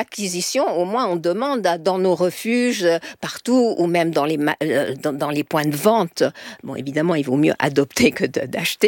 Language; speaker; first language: French; native; French